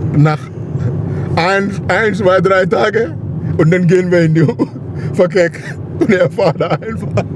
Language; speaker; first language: German; non-native, learner; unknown